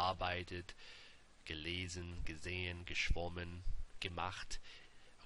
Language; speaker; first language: German; non-native, fluent; English